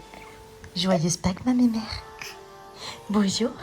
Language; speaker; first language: French; native; French